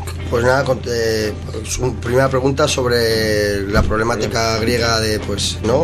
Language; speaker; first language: Spanish; native; Spanish